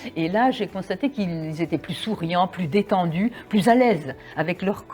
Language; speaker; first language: French; native; French